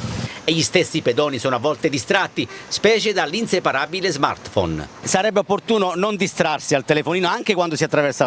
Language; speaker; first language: Italian; native; Italian